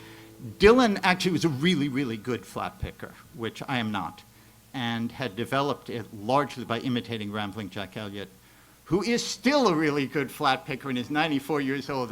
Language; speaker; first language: English; native; English